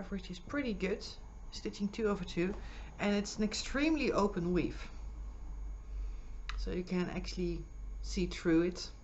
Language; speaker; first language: English; non-native, fluent; Dutch